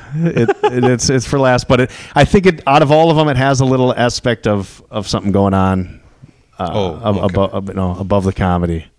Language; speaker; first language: English; native; English